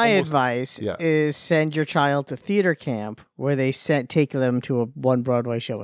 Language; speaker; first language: English; native; English